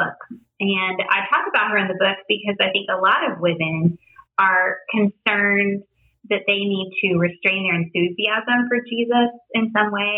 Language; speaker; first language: English; native; English